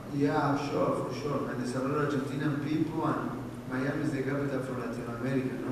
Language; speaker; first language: English; non-native, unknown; Spanish